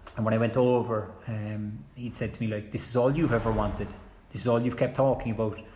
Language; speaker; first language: English; native; English